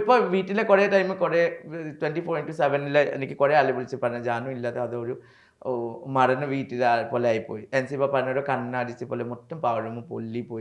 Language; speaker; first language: Malayalam; non-native, learner; Assamese